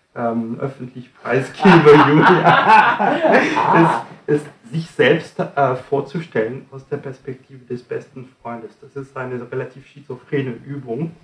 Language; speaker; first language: German; non-native, fluent; French